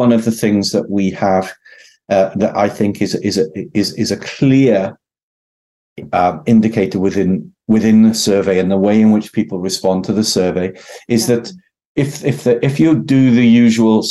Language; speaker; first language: English; native; English